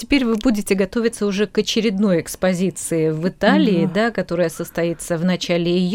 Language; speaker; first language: Russian; native; Russian